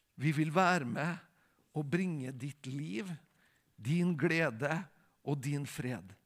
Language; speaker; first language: Norwegian; native; Norwegian